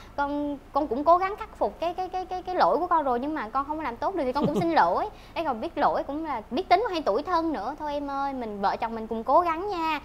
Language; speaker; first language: Vietnamese; native; Vietnamese